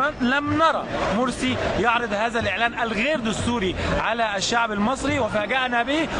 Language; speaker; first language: Arabic; native; Arabic